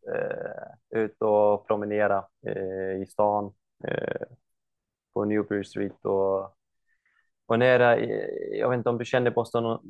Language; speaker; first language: Swedish; non-native, fluent; Icelandic